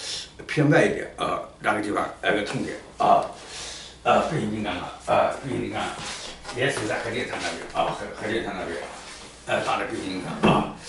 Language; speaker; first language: Chinese; native; Chinese